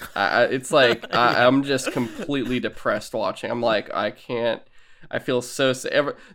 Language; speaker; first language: English; native; English